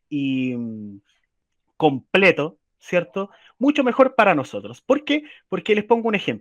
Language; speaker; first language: Spanish; native; Spanish